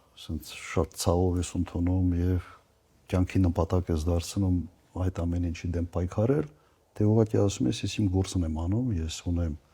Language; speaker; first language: Armenian; native; Armenian